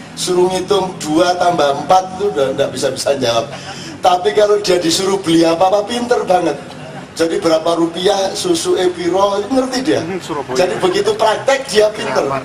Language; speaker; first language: Indonesian; non-native, local second language; Javanese